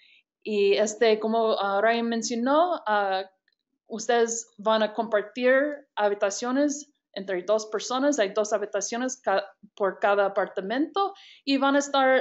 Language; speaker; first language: Spanish; non-native, fluent; English